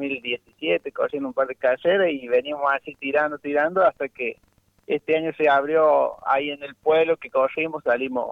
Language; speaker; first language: Spanish; native; Spanish